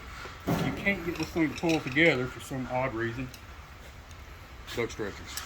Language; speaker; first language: English; native; English